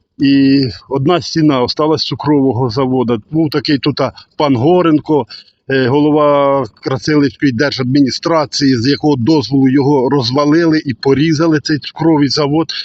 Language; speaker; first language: Ukrainian; native; Ukrainian